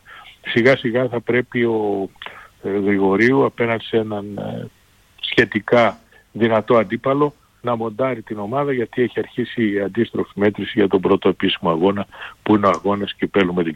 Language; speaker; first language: Greek; native; Greek